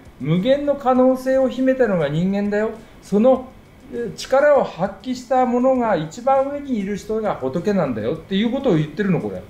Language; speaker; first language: Japanese; native; Japanese